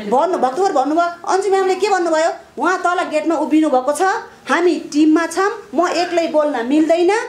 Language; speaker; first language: Nepali; native; Nepali